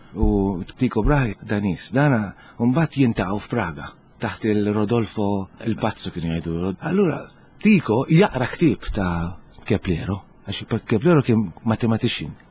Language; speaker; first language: Maltese; early bilingual, heritage; Italian